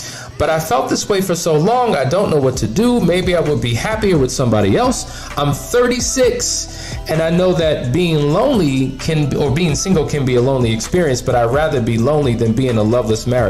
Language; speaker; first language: English; native; English